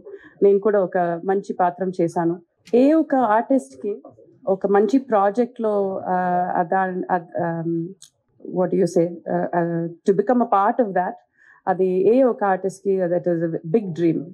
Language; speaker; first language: Telugu; non-native, fluent; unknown